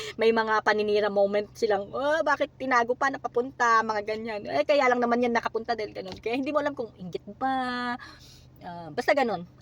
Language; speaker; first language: Filipino; native; Filipino